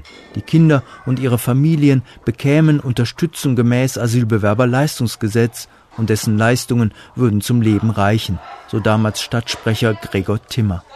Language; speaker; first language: German; native; German